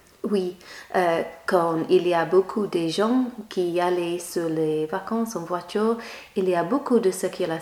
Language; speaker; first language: French; non-native, learner; English